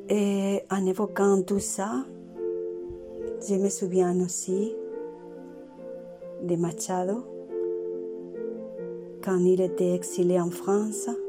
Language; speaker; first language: French; non-native, learner; Spanish